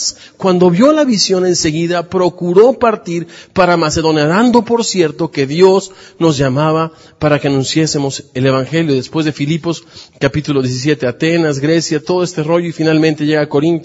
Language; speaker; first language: Spanish; native; Spanish